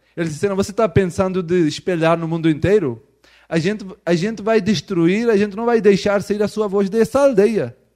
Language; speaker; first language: Portuguese; non-native, fluent; Urdu